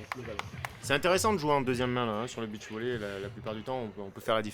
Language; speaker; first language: French; native; French